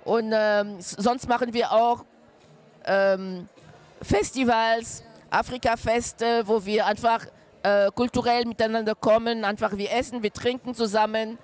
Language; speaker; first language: German; non-native, fluent; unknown